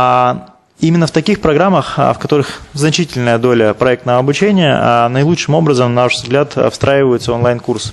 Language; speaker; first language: Russian; native; Russian